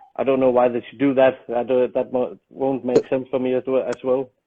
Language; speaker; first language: English; non-native, fluent; Danish